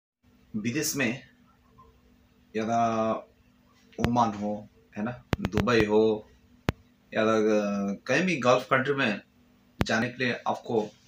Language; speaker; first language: Hindi; non-native, fluent; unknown